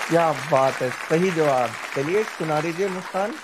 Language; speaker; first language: Hindi; native; Hindi